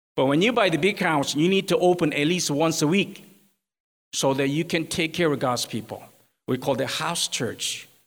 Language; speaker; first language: English; non-native, fluent; Korean